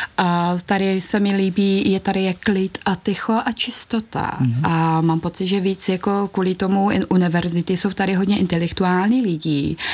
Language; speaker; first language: Czech; non-native, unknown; Mongolian